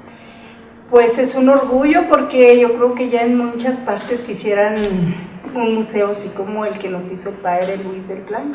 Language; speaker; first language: Spanish; native; Spanish